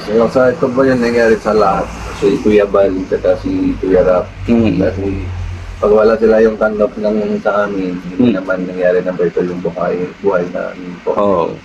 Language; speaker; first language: Filipino; non-native, learner; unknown